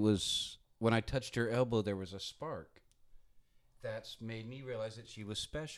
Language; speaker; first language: English; native; English